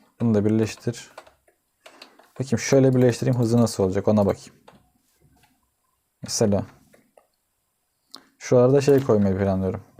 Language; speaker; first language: Turkish; native; Turkish